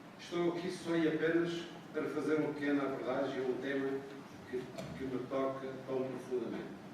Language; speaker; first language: Portuguese; native; Portuguese